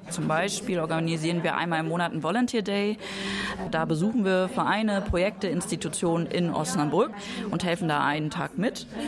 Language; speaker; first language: German; native; German